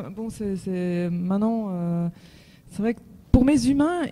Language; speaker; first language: French; native; French